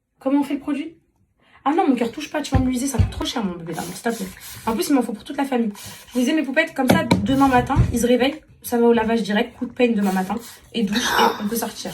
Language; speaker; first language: French; non-native, local second language; Arabic